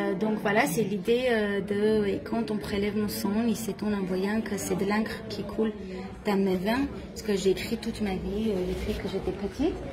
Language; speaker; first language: French; non-native, fluent; Armenian